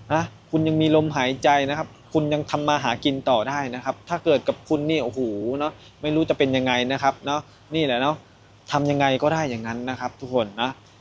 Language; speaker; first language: Thai; native; Thai